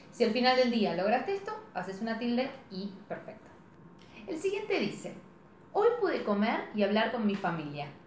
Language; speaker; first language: Spanish; native; Spanish